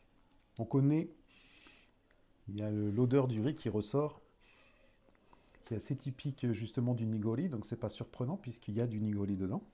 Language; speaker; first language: French; native; French